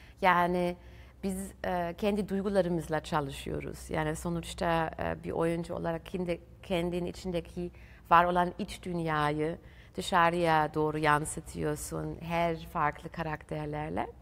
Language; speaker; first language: Turkish; early bilingual, heritage; German